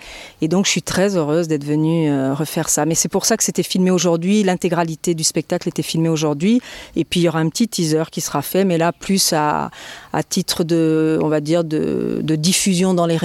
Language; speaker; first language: French; native; French